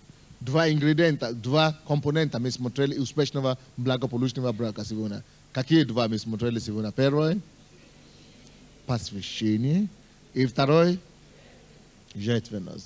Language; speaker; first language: Russian; non-native, fluent; Yoruba